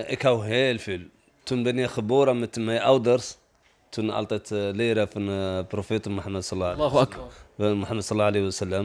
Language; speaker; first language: Dutch; non-native, learner; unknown